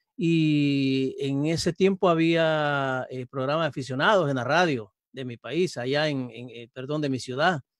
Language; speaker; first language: Spanish; native; Spanish